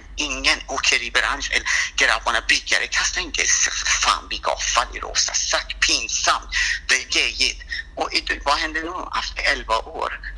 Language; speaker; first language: Swedish; non-native, fluent; Persian